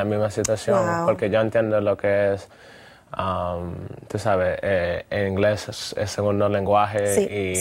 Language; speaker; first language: Spanish; early bilingual, other home language; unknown